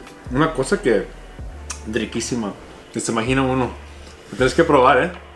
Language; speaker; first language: Spanish; early bilingual, heritage; Spanish